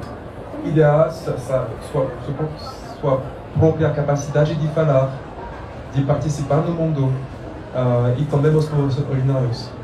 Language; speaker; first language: Portuguese; non-native, learner; French